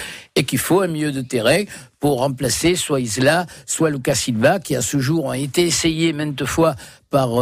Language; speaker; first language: French; native; French